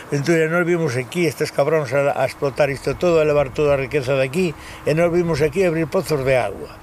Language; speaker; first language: Galician; native; Galician